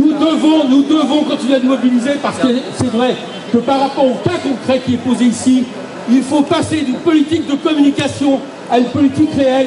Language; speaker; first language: French; native; French